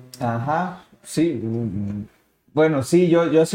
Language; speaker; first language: Spanish; native; Spanish